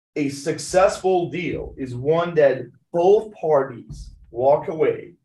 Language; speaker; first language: English; early bilingual, other home language; Persian